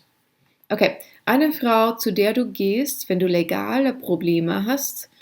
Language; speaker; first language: German; non-native, fluent; English